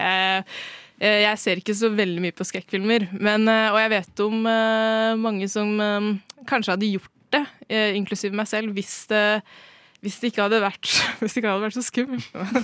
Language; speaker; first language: Norwegian; native; Norwegian